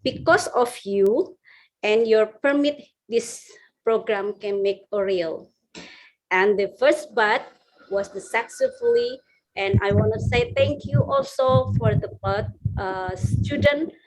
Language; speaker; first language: English; non-native, learner; Indonesian